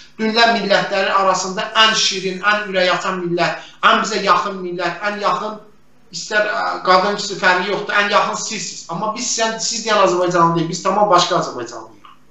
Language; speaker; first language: Azerbaijani; non-native, local second language; Talysh